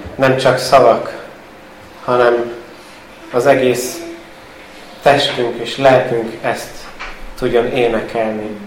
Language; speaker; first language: Hungarian; early bilingual, heritage; Hungarian